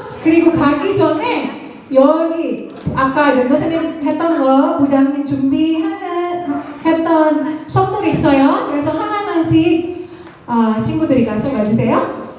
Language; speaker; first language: Korean; native; Korean